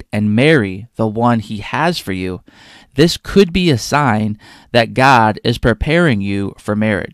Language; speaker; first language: English; native; English